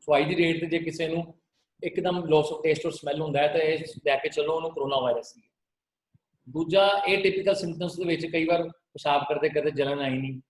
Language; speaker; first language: Hindi; non-native, local second language; Punjabi